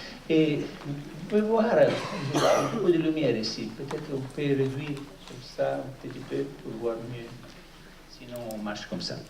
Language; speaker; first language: French; non-native, fluent; Italian